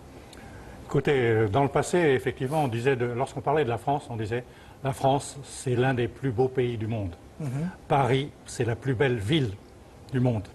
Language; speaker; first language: French; early bilingual, other home language; Chinese